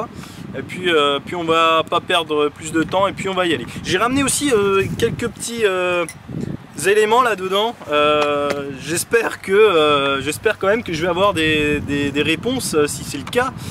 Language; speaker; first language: French; native; French